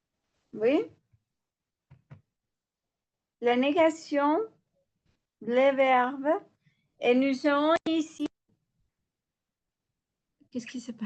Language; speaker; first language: French; non-native, learner; Spanish